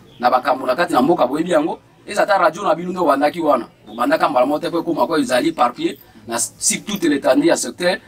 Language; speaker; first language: Lingala; native; Lingala